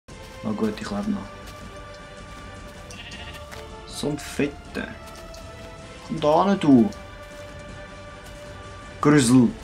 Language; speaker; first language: German; native; German